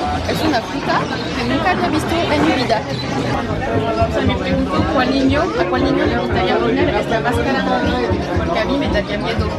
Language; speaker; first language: Spanish; non-native, fluent; French